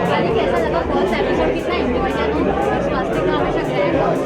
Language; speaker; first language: Hindi; native; Hindi